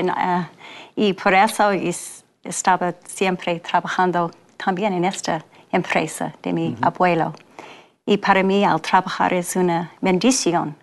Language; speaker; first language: Spanish; non-native, fluent; English